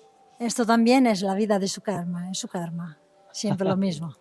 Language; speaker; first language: Spanish; non-native, fluent; Italian